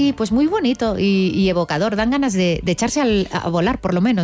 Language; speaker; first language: Spanish; native; Spanish